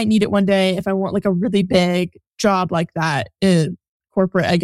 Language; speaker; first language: English; native; English